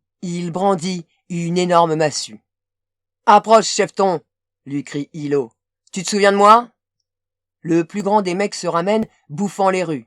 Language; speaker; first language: French; native; French